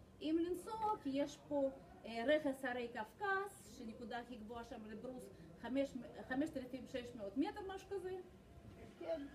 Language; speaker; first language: Hebrew; non-native, fluent; Russian